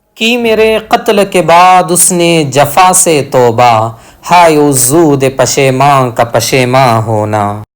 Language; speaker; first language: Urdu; native; Urdu